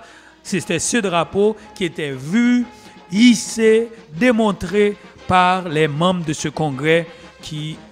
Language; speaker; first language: French; non-native, local second language; Haitian Creole